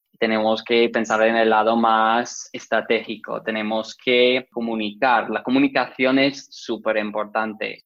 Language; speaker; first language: Spanish; non-native, fluent; English